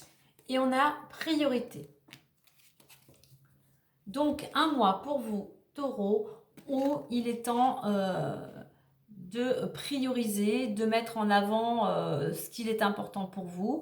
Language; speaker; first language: French; native; French